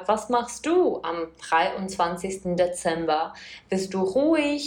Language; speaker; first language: German; non-native, fluent; Czech